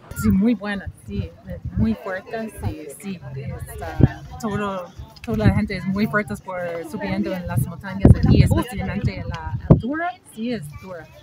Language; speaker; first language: Spanish; non-native, learner; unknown